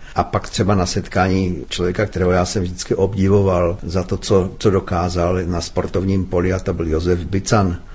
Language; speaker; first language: Czech; native; Czech